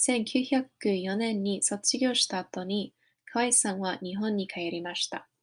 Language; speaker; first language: Japanese; non-native, learner; English